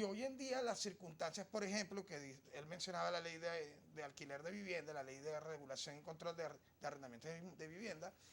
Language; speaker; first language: Spanish; native; Spanish